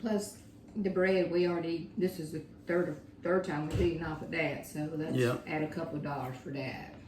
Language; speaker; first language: English; native; English